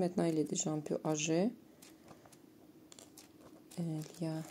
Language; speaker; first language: French; non-native, fluent; Russian